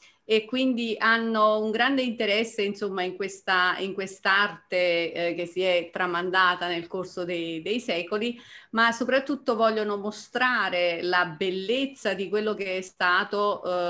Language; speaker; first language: Italian; native; Italian